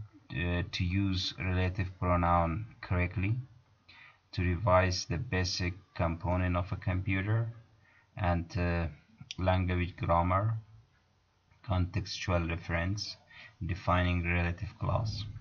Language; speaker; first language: English; non-native, fluent; Persian